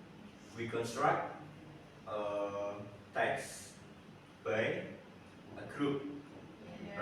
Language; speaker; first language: English; non-native, learner; Indonesian